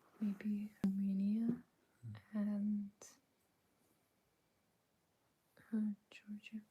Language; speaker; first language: English; non-native, learner; Ukrainian